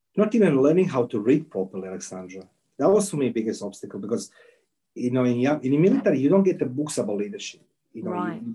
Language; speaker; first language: English; non-native, learner; Croatian